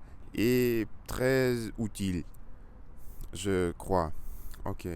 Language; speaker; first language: French; non-native, learner; Russian